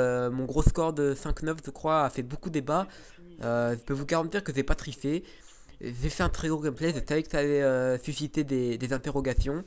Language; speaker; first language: French; native; French